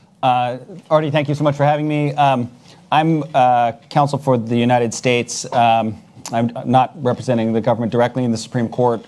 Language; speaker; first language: English; native; English